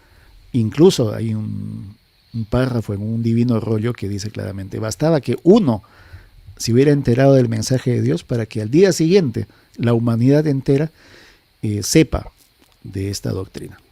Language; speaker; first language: Spanish; native; Spanish